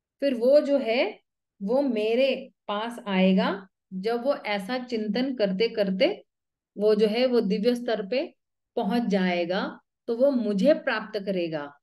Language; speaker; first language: Hindi; native; Hindi